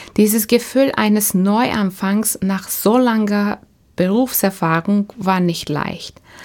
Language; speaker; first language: German; non-native, fluent; Turkish